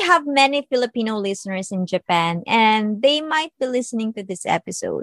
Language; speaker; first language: English; non-native, local second language; Filipino